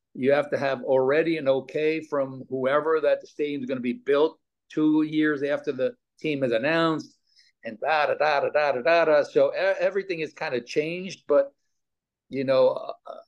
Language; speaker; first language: English; native; English